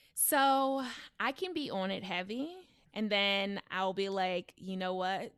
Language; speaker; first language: English; native; English